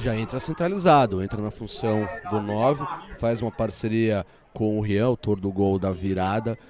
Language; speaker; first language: Portuguese; native; Portuguese